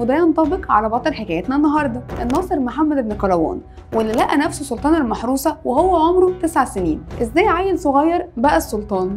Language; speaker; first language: Arabic; native; Arabic